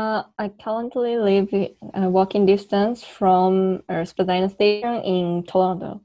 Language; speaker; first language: English; non-native, learner; Japanese